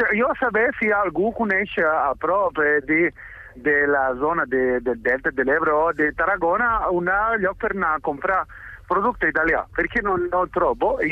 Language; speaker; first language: Catalan; non-native, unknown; Italian